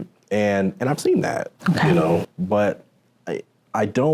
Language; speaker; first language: English; native; English